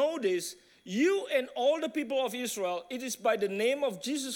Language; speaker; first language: English; non-native, fluent; Indonesian